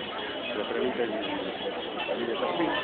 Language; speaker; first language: Spanish; native; Spanish